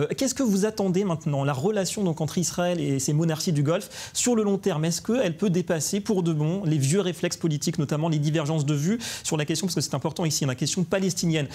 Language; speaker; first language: French; native; French